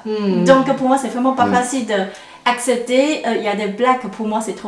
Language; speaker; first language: French; non-native, fluent; Chinese